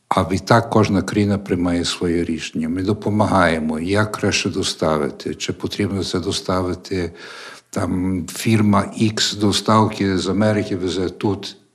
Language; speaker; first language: Ukrainian; early bilingual, heritage; Ukrainian